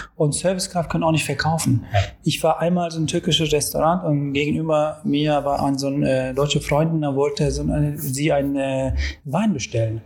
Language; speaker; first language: German; non-native, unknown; Turkish